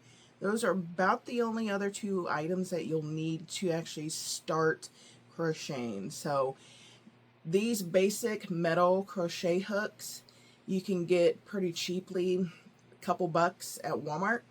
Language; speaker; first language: English; native; English